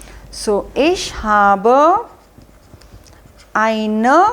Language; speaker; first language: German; non-native, fluent; Hindi